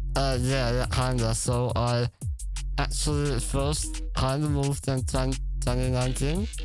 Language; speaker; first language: English; non-native, fluent; Dutch